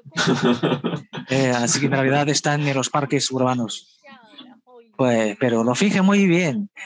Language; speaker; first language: Spanish; non-native, fluent; Chinese